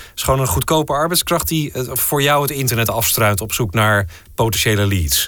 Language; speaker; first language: Dutch; native; Dutch